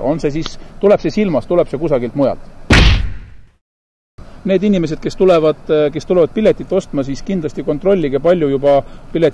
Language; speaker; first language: Estonian; native; Estonian